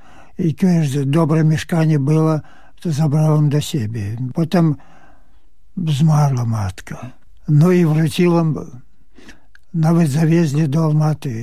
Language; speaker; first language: Polish; early bilingual, heritage; Polish